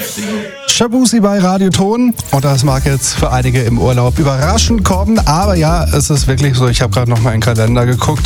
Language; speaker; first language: German; native; German